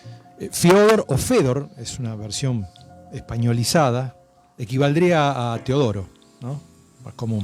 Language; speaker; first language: Spanish; native; Spanish